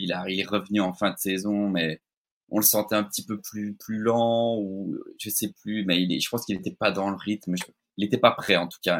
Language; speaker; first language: French; native; French